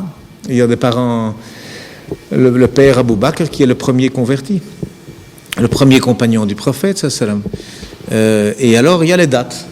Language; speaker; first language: French; native; French